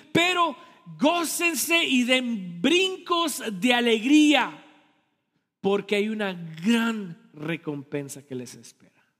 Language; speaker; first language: Spanish; early bilingual, heritage; Spanish